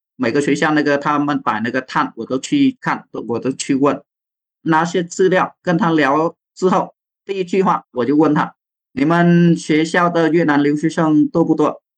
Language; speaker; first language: Chinese; non-native, fluent; Vietnamese